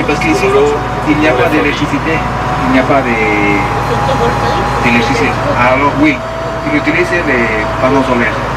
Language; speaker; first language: French; non-native, learner; Spanish